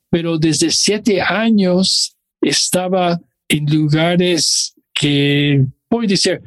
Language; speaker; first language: Spanish; non-native, fluent; English